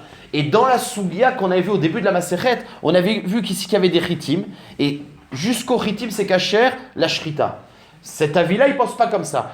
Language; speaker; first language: French; native; French